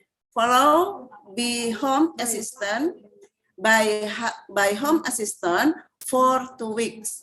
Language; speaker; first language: English; non-native, fluent; Indonesian